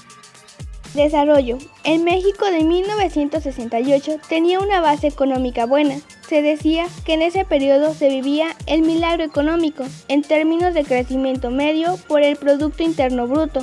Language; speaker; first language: Spanish; native; Spanish